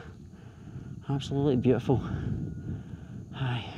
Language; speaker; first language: English; native; English